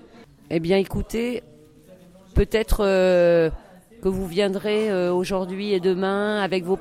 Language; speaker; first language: French; native; French